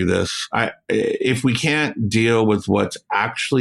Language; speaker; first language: English; native; English